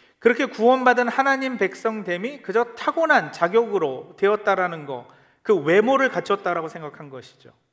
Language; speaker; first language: Korean; early bilingual, heritage; Korean